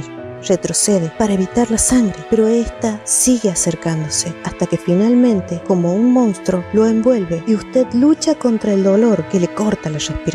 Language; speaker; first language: Spanish; native; Spanish